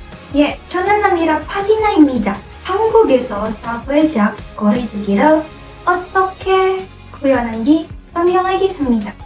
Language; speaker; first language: Korean; non-native, learner; Indonesian